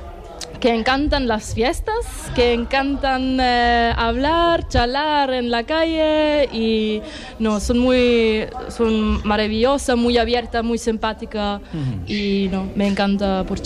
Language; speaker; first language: Spanish; non-native, learner; German